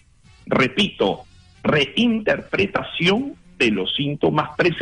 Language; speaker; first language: Spanish; native; Spanish